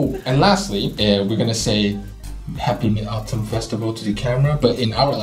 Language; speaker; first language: English; non-native, local second language; Cantonese